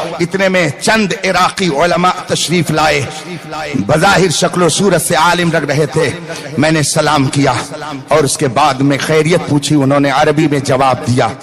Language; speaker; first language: Urdu; native; Urdu